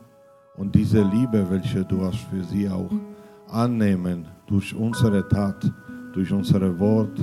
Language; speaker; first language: German; non-native, fluent; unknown